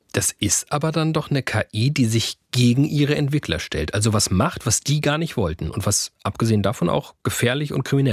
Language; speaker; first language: German; native; German